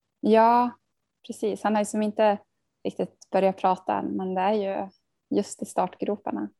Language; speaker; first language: Swedish; native; Swedish